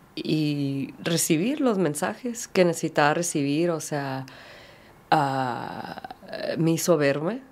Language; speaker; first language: Spanish; early bilingual, heritage; Spanish